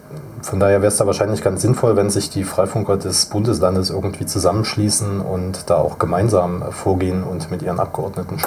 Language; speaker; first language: German; native; German